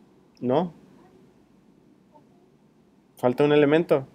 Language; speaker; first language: Spanish; native; Spanish